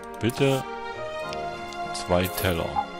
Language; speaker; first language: German; native; German